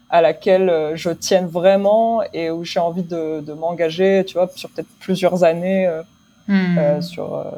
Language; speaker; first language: French; non-native, local second language; Arabic